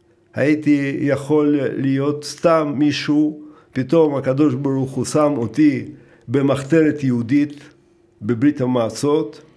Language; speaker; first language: Hebrew; non-native, fluent; Russian